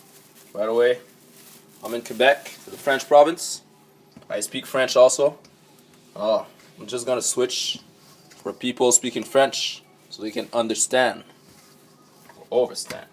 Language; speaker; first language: English; non-native, local second language; French